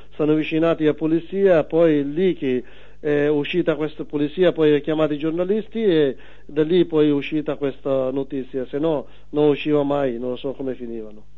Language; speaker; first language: Italian; non-native, learner; Urdu